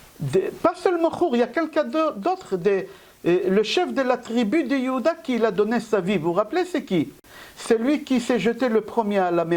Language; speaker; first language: French; native; French